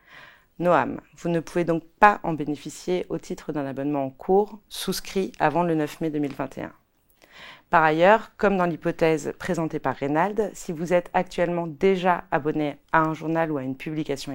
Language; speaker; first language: French; native; French